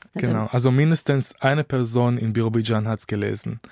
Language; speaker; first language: German; non-native, fluent; Hebrew